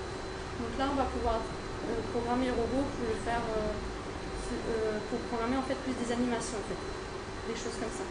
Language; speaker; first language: French; native; French